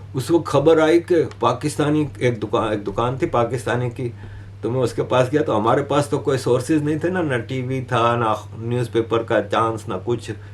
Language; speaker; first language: Hindi; native; Hindi